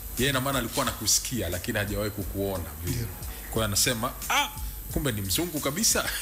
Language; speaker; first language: Swahili; native; Swahili